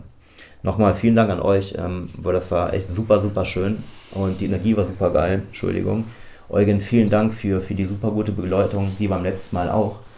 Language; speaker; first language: German; native; German